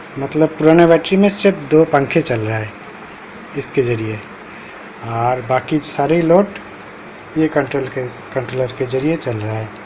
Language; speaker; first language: Hindi; non-native, local second language; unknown